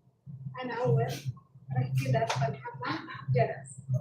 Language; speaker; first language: Arabic; non-native, learner; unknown